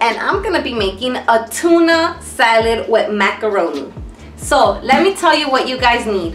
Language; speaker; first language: English; early bilingual, other home language; Spanish